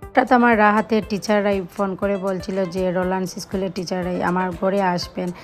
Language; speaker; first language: Bangla; non-native, local second language; Sylheti